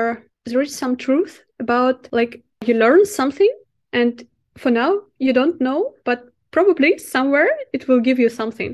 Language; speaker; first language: English; non-native, fluent; Russian